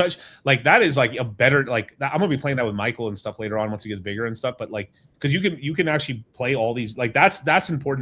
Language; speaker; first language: English; native; English